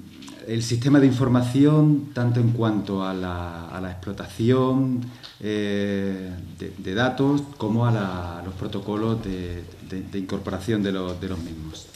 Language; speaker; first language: Spanish; native; Spanish